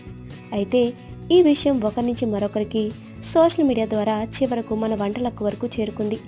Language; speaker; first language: Telugu; native; Telugu